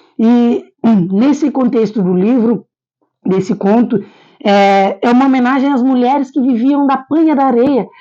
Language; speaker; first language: Portuguese; non-native, local second language; Kabuverdianu